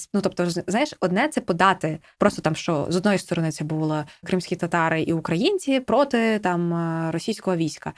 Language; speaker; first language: Ukrainian; native; Ukrainian